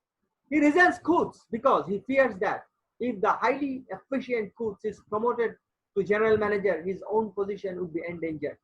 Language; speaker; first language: English; non-native, local second language; Bangla